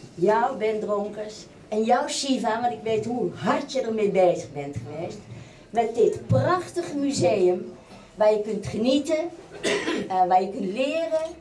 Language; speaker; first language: Dutch; native; Dutch